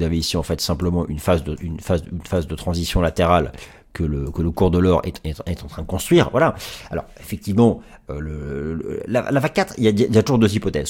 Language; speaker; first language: French; native; French